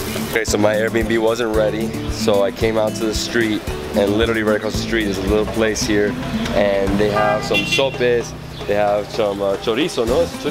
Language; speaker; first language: English; early bilingual, other home language; Spanish